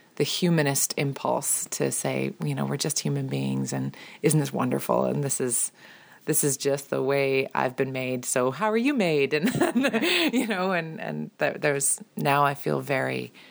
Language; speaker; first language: English; native; English